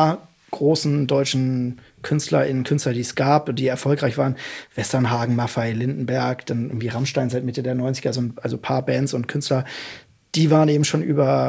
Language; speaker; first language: German; native; German